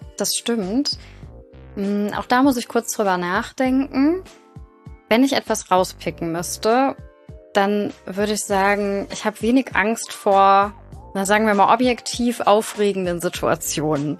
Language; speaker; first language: German; native; German